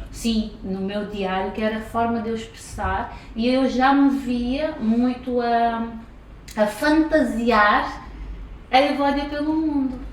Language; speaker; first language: Portuguese; non-native, local second language; Kabuverdianu